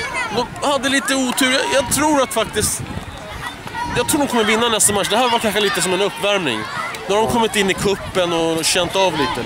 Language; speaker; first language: Swedish; native; Swedish